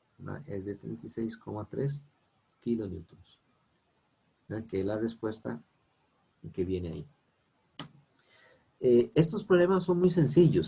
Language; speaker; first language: Spanish; native; Spanish